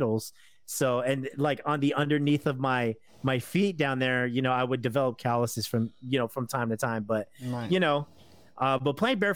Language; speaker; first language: English; native; English